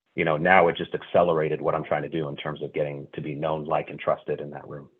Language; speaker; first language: English; native; English